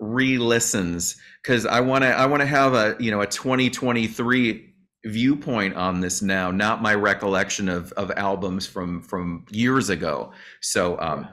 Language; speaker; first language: English; native; English